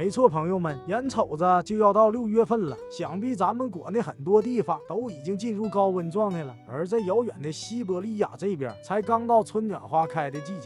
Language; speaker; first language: Chinese; native; Chinese